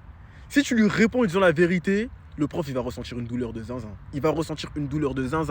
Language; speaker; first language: French; native; French